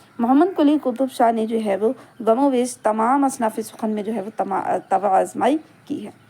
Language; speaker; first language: Urdu; native; Urdu